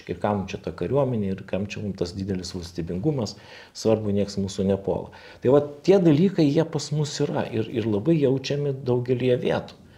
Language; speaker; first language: Lithuanian; native; Lithuanian